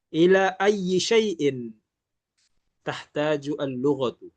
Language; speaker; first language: Arabic; non-native, fluent; Malay